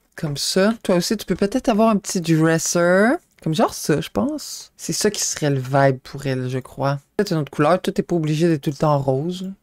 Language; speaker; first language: French; native; French